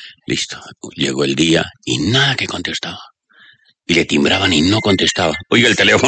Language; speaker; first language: Spanish; native; Spanish